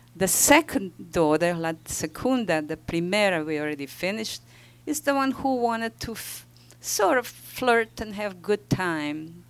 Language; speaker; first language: English; non-native, fluent; Ladino